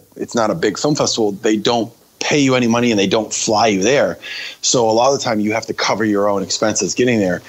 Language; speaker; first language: English; native; English